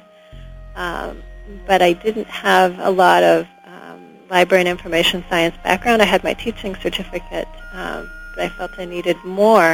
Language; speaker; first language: English; native; English